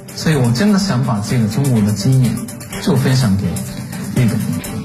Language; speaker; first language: Chinese; non-native, fluent; Japanese